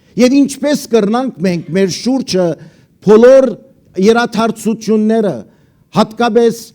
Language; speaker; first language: Armenian; early bilingual, heritage; Armenian